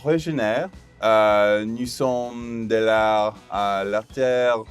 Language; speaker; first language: French; non-native, local second language; English